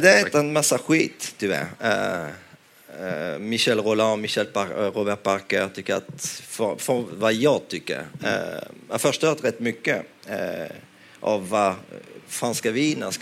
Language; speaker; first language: Swedish; non-native, fluent; French